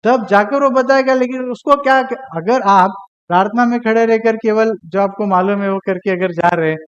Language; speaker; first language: Hindi; non-native, local second language; Marathi